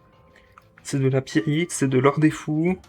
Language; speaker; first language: French; native; French